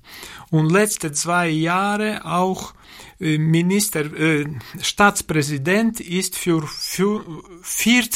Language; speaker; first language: German; non-native, learner; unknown